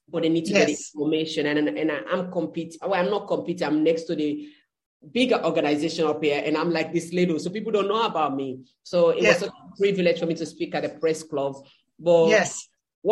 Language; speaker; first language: English; non-native, local second language; Krio